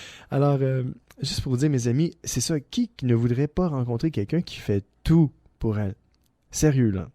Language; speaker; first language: French; native; French